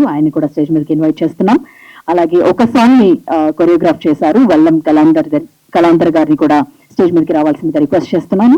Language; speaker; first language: Telugu; native; Telugu